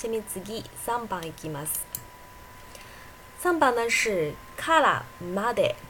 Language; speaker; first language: Japanese; non-native, fluent; Chinese